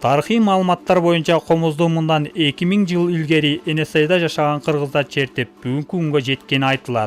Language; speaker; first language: Kyrgyz; native; Kyrgyz